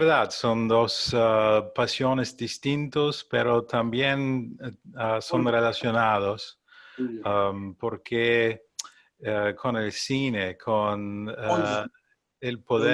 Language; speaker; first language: Spanish; non-native, learner; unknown